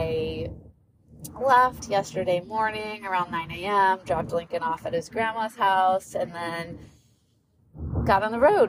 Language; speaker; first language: English; native; English